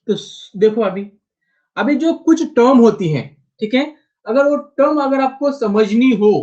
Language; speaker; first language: Hindi; non-native, local second language; Marathi